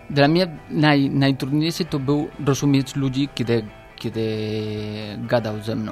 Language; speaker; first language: Polish; non-native, learner; Spanish